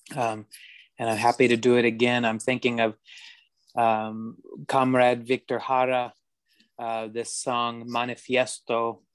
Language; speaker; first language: English; native; English